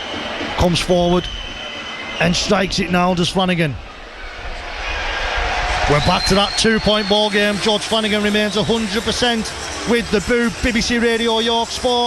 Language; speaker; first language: English; native; English